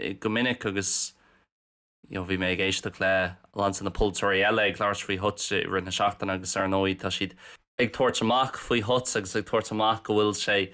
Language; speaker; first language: Irish; non-native, local second language; English